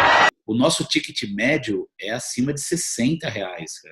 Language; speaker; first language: Portuguese; native; Portuguese